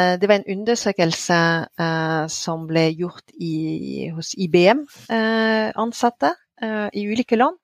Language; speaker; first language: Norwegian; non-native, fluent; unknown